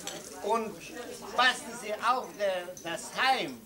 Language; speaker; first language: German; non-native, fluent; Lithuanian